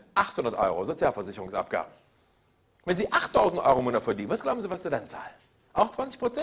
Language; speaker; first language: German; native; German